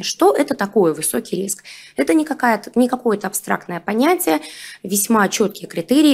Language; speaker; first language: Russian; native; Russian